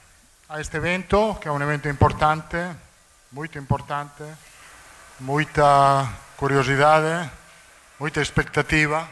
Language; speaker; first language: Portuguese; non-native, fluent; Italian